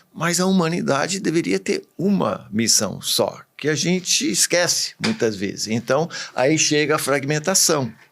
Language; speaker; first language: Portuguese; early bilingual, other home language; English